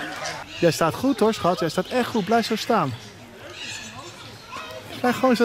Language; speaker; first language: Dutch; native; Dutch